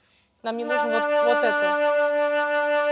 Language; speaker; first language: Russian; native; Russian